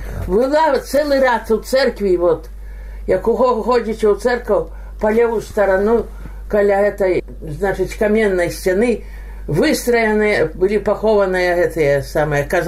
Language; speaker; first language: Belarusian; native; Belarusian